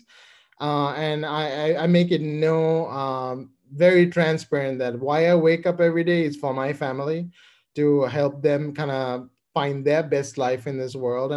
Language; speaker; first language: English; non-native, local second language; Sinhala